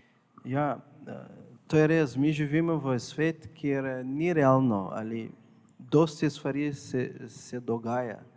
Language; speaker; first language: Slovenian; non-native, fluent; Portuguese